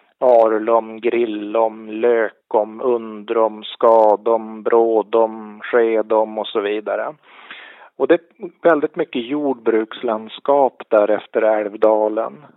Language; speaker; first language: Swedish; native; Swedish